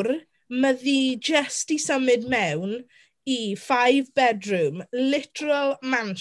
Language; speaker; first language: Welsh; non-native, local second language; English